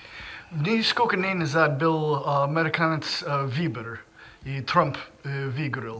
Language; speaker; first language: Russian; non-native, learner; English